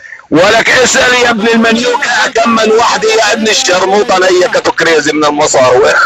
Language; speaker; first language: Arabic; native; Arabic